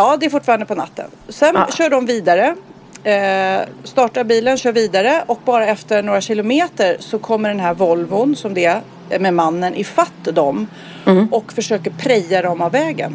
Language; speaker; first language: Swedish; native; Swedish